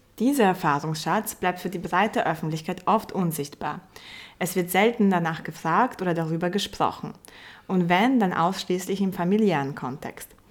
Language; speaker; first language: German; early bilingual, other home language; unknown